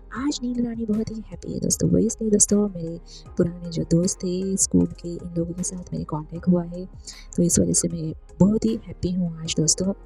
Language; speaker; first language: Hindi; non-native, local second language; Marathi